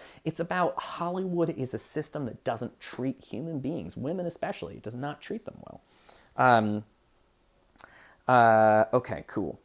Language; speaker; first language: English; native; English